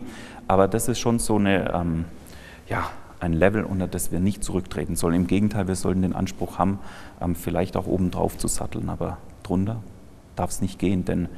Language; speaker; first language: German; native; German